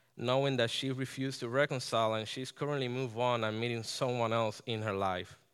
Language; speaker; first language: English; non-native, fluent; Spanish